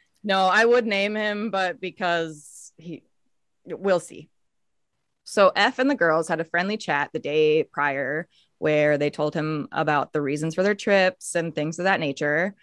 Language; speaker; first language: English; native; English